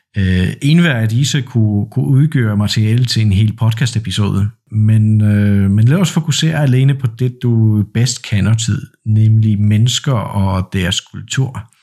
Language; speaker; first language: Danish; non-native, fluent; Polish